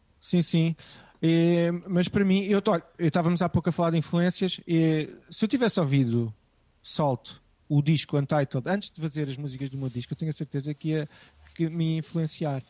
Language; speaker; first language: Portuguese; native; Portuguese